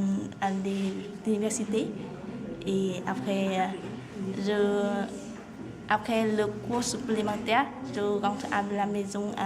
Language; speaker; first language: French; non-native, learner; Vietnamese